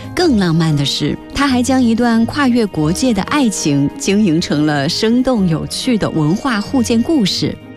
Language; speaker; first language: Chinese; native; Chinese